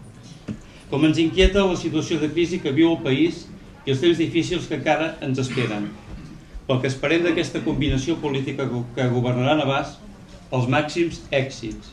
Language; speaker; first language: Catalan; native; Catalan